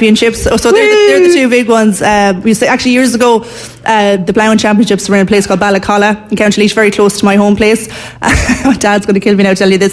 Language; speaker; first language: English; native; English